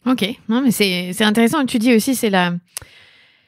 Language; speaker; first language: French; native; French